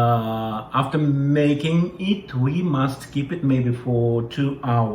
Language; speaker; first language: English; non-native, learner; Russian